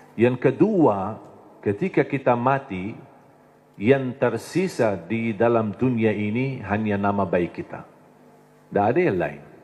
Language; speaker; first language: Indonesian; non-native, fluent; Arabic